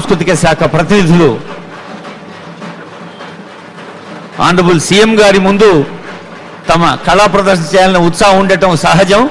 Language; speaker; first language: Telugu; native; Telugu